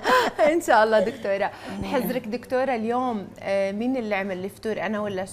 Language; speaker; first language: Arabic; native; Arabic